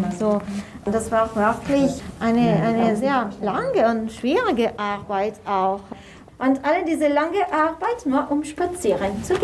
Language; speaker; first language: German; non-native, fluent; Italian